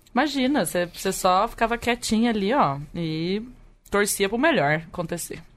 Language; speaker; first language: Portuguese; native; Portuguese